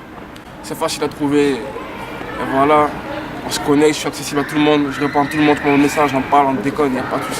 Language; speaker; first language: French; native; French